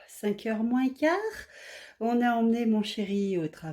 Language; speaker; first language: French; native; French